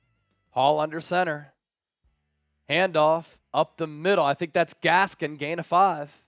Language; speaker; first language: English; native; English